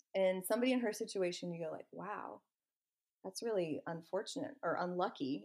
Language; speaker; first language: English; native; English